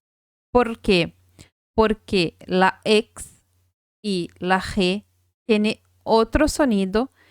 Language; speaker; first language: Spanish; non-native, fluent; Portuguese